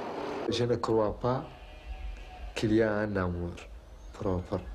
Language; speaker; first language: French; non-native, local second language; Arabic